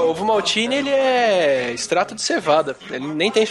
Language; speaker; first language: Portuguese; native; Portuguese